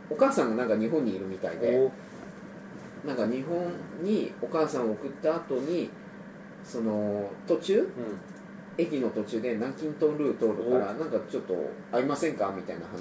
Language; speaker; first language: Japanese; native; Japanese